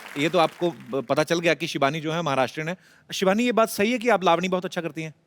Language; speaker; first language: Hindi; non-native, local second language; Punjabi